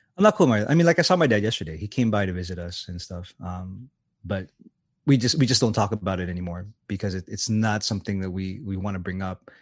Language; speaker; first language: English; native; English